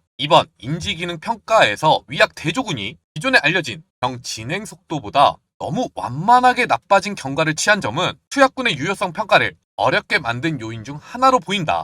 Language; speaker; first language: Korean; native; Korean